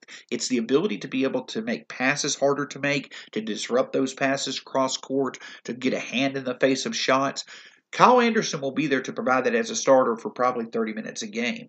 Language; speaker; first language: English; native; English